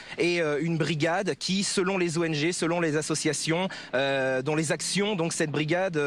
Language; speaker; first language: French; native; French